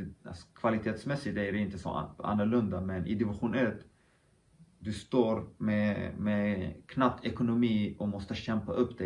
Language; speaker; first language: Swedish; early bilingual, other home language; Kurdish